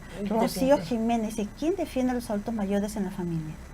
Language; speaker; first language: Spanish; native; Spanish